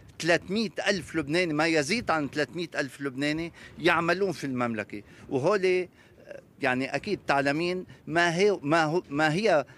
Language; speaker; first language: Arabic; native; Arabic